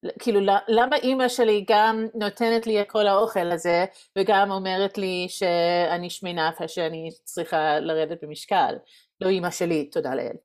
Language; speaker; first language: Hebrew; non-native, fluent; English